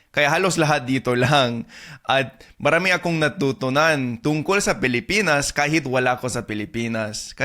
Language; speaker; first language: Filipino; non-native, fluent; English